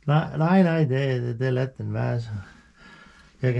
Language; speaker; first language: Danish; non-native, learner; Estonian